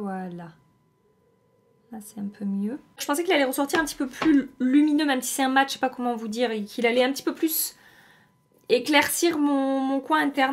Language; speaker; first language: French; native; French